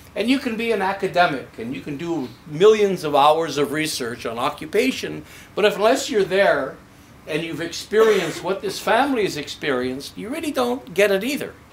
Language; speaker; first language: English; native; English